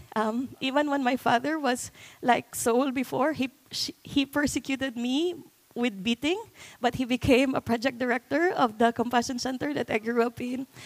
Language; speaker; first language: English; non-native, local second language; Cebuano